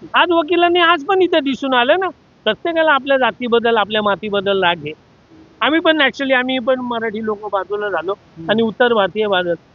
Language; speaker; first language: Marathi; native; Marathi